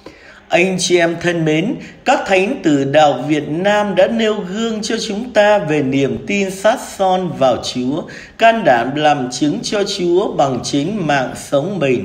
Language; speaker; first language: Vietnamese; native; Vietnamese